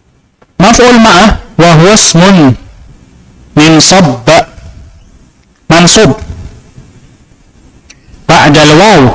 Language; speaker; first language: Arabic; non-native, fluent; Indonesian